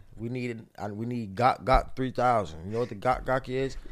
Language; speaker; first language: English; native; English